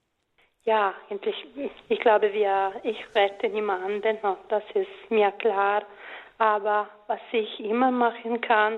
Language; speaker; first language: German; non-native, fluent; Italian